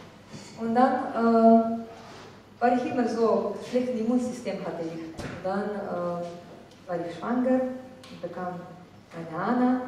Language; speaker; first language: German; non-native, fluent; Slovenian